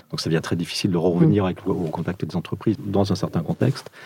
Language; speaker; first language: French; early bilingual, other home language; Portuguese